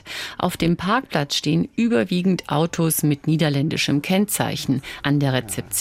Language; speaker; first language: German; native; German